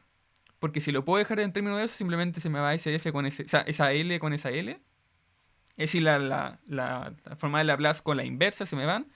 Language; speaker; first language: Spanish; native; Spanish